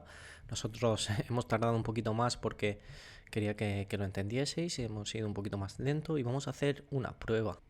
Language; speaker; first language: Spanish; native; Spanish